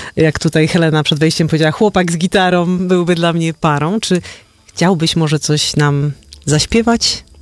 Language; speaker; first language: Polish; native; Polish